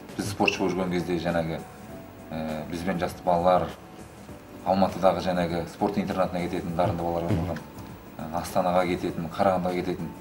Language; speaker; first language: Kazakh; native; Kazakh